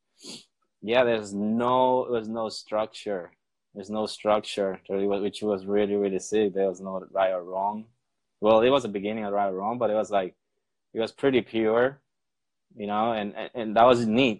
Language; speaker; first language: English; non-native, fluent; Spanish